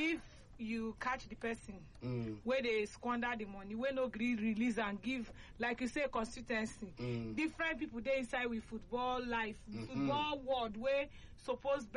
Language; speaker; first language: English; non-native, local second language; Igbo